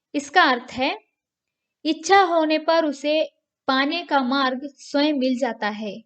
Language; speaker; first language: Hindi; non-native, local second language; Kannada